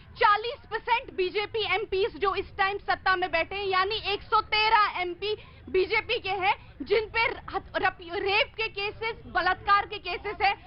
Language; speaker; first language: Hindi; native; Hindi